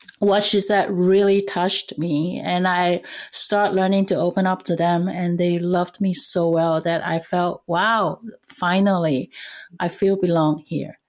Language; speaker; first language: English; non-native, fluent; Cantonese